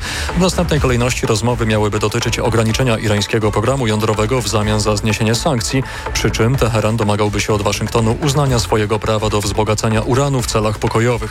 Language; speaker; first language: Polish; native; Polish